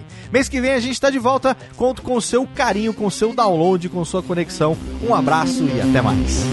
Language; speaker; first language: Portuguese; native; Portuguese